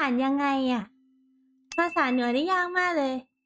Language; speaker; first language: Japanese; non-native, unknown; Thai